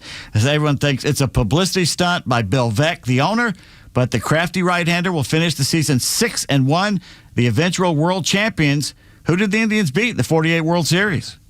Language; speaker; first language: English; native; English